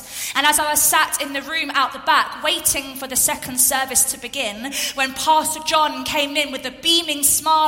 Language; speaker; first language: English; native; English